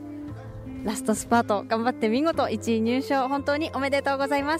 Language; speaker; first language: Japanese; native; Japanese